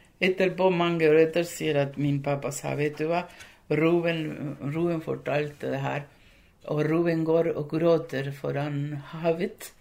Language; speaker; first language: Norwegian; non-native, fluent; Spanish